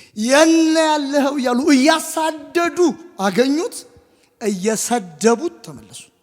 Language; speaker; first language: Amharic; native; Amharic